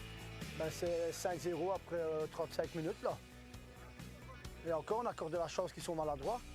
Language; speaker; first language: French; native; French